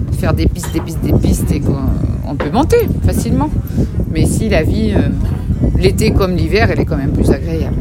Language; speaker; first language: French; non-native, local second language; Dutch